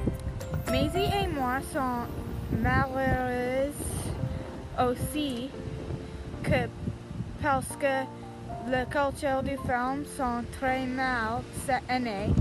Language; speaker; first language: French; non-native, learner; English